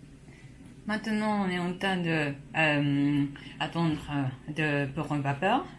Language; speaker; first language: French; non-native, learner; Japanese